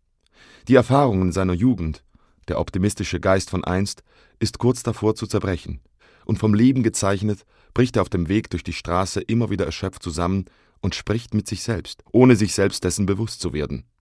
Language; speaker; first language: German; native; German